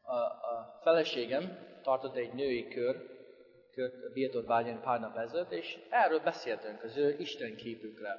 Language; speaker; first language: Hungarian; non-native, fluent; English